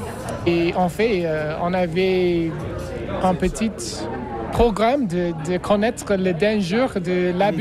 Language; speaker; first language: French; non-native, fluent; English